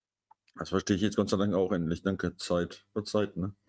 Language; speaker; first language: German; native; German